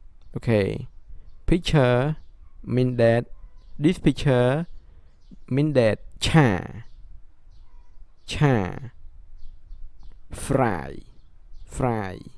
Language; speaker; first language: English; non-native, learner; Khmer